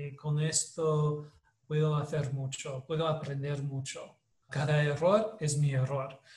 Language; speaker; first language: Spanish; non-native, learner; English